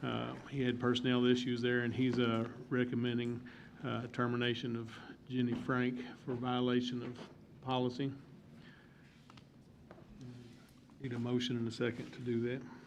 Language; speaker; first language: English; native; English